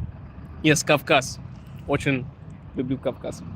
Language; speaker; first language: Russian; non-native, learner; Shona